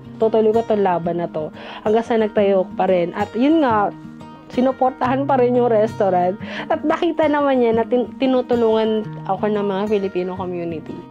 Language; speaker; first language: Filipino; native; Filipino